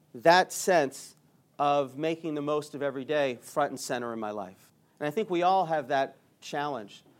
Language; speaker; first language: English; native; English